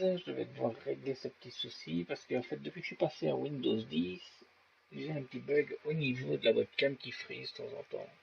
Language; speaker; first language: French; native; French